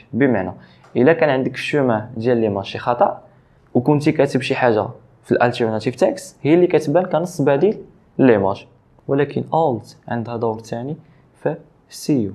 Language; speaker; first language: Arabic; native; Arabic